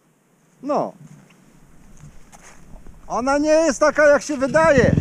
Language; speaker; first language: Polish; native; Polish